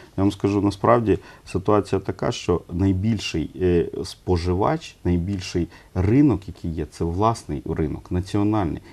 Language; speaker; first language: Ukrainian; non-native, local second language; Russian